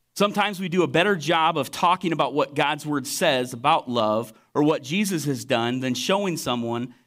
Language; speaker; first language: English; native; English